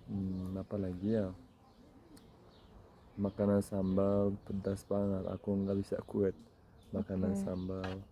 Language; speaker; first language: Indonesian; non-native, learner; Turkish